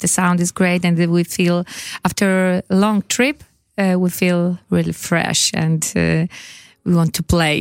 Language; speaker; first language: English; non-native, learner; Polish